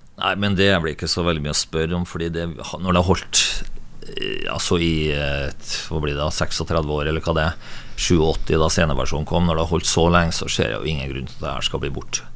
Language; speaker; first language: Norwegian; native; Norwegian